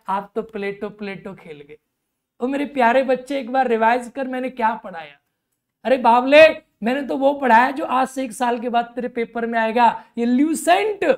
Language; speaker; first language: Hindi; native; Hindi